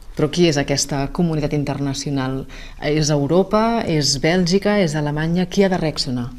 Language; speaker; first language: Catalan; native; Catalan